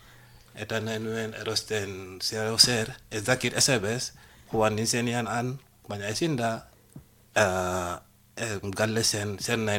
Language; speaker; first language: Basque; non-native, learner; Wolof